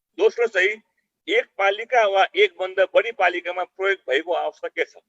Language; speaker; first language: Nepali; non-native, local second language; Eastern Tamang